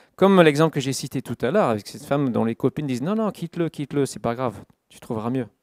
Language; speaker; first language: French; non-native, fluent; English